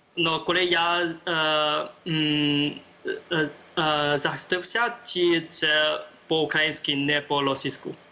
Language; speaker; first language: Ukrainian; non-native, learner; Chinese